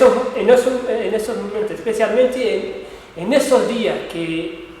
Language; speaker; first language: Spanish; non-native, local second language; Arabic